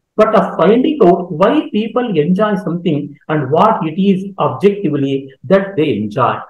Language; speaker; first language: English; non-native, local second language; Kannada